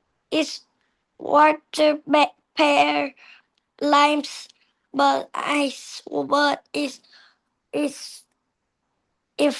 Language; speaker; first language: English; non-native, learner; Vietnamese